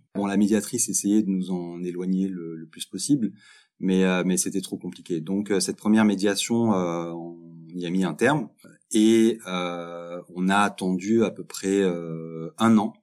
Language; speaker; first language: French; native; French